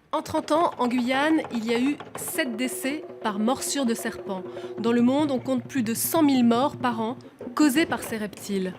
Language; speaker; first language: French; native; French